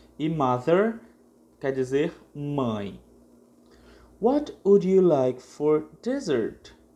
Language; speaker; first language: English; non-native, fluent; Portuguese